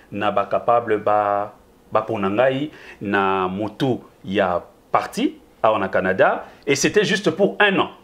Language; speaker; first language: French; non-native, local second language; Lingala